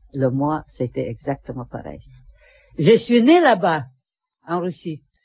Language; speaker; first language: French; non-native, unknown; Russian